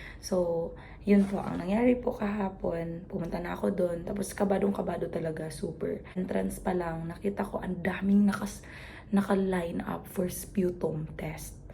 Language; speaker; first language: Filipino; non-native, local second language; Cebuano